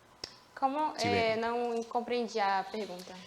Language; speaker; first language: Portuguese; native; Portuguese